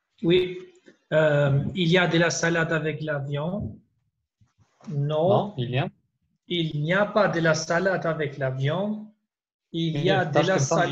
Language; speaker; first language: French; non-native, learner; Albanian